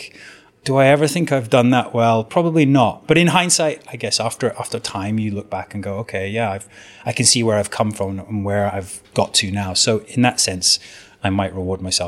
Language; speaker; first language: English; native; English